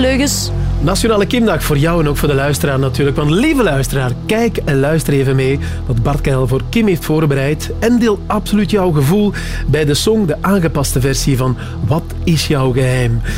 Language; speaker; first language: Dutch; native; Dutch